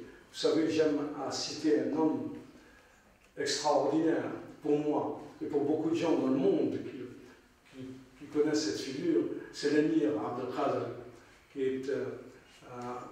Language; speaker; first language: French; non-native, local second language; Arabic